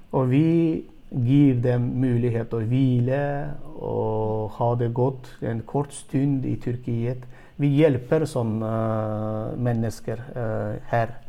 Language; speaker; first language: Norwegian; non-native, fluent; Turkmen